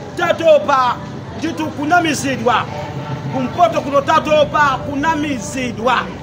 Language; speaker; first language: Nyanja; non-native, local second language; Tumbuka